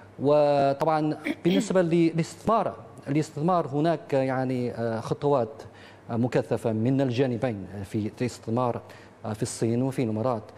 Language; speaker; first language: Arabic; non-native, fluent; Chinese